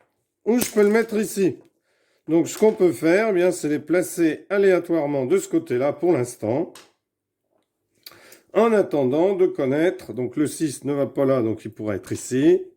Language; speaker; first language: French; native; French